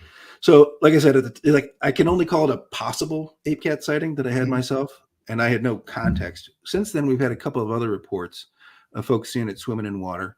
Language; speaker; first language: English; native; English